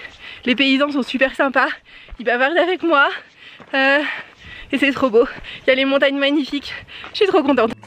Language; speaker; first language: French; native; French